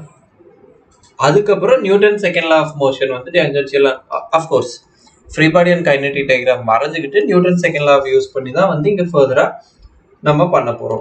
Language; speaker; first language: Tamil; native; Tamil